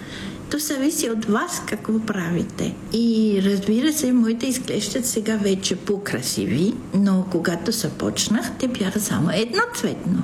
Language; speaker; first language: Bulgarian; non-native, fluent; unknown